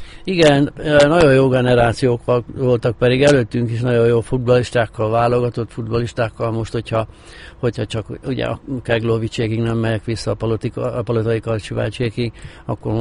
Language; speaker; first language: Hungarian; native; Hungarian